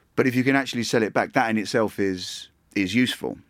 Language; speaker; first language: English; native; English